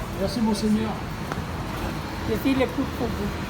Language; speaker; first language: French; non-native, learner; Thai